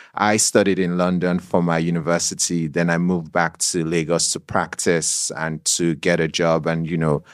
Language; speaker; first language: English; non-native, local second language; Yoruba